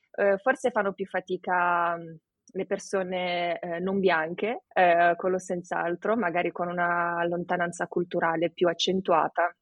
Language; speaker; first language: Italian; early bilingual, other home language; Romanian